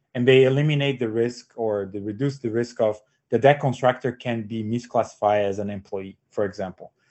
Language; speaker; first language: English; non-native, fluent; Portuguese